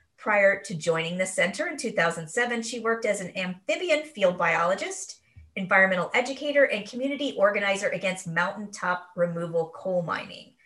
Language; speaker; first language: English; native; English